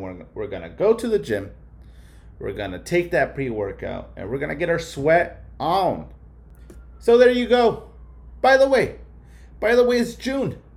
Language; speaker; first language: English; early bilingual, other home language; Spanish